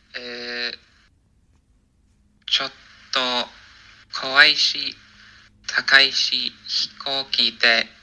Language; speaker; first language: Japanese; non-native, learner; English